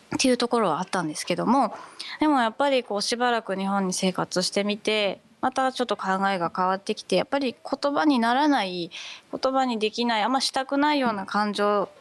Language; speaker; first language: Japanese; native; Japanese